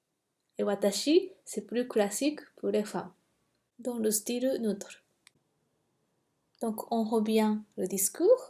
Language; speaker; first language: French; non-native, fluent; Japanese